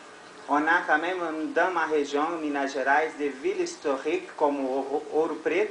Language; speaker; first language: French; non-native, learner; Portuguese